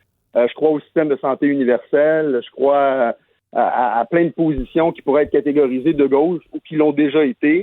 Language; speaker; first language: French; native; French